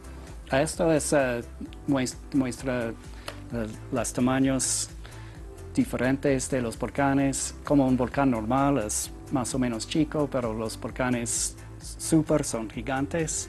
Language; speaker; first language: Spanish; non-native, learner; English